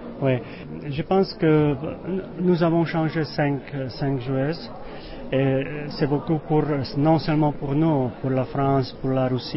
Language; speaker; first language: French; non-native, learner; Czech